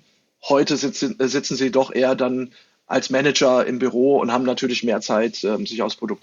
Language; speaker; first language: German; native; German